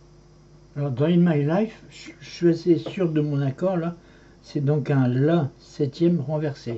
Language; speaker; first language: French; native; French